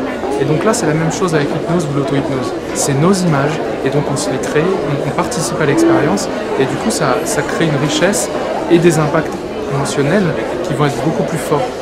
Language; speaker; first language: French; native; French